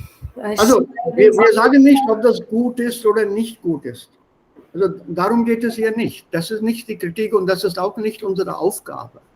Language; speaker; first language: German; non-native, fluent; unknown